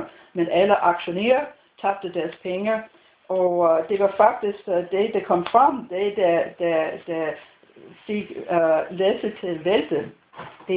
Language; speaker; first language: Danish; non-native, fluent; English